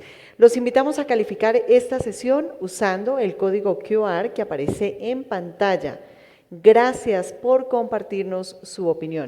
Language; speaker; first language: Spanish; native; Spanish